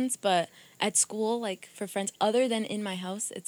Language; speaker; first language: English; early bilingual, other home language; Portuguese